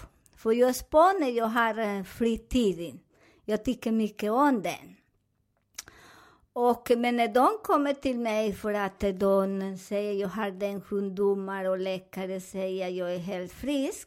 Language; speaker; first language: Swedish; non-native, learner; Spanish